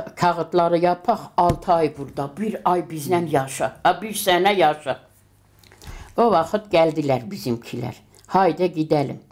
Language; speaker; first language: Turkish; early bilingual, heritage; Turkish